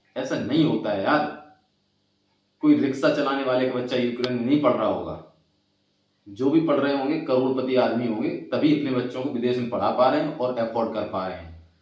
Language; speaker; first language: Hindi; native; Hindi